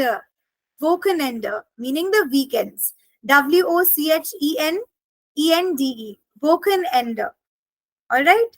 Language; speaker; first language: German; non-native, fluent; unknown